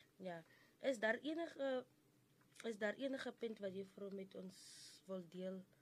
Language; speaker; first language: Afrikaans; non-native, local second language; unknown